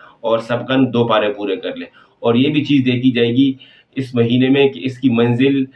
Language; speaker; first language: Urdu; non-native, local second language; Pashto